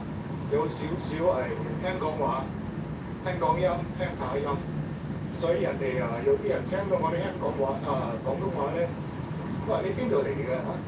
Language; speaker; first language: Cantonese; early bilingual, heritage; Cantonese